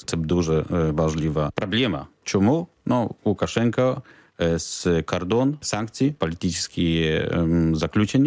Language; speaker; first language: Ukrainian; non-native, learner; Polish